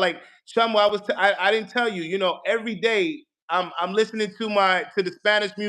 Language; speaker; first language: English; native; English